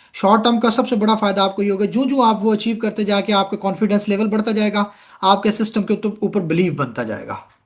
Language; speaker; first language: Urdu; non-native, local second language; Punjabi